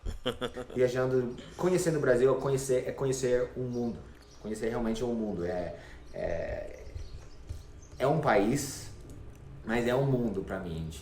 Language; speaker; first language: Portuguese; non-native, fluent; English